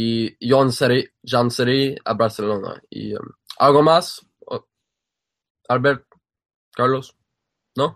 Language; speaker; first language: Spanish; non-native, fluent; English